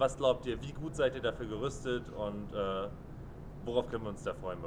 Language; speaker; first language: German; native; German